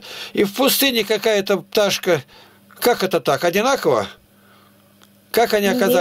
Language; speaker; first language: Russian; native; Russian